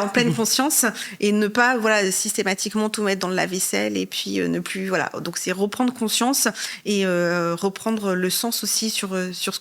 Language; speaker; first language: French; native; French